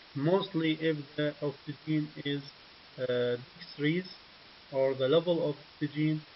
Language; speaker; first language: English; non-native, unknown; Arabic